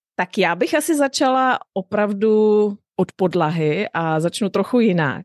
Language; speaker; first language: Czech; native; Czech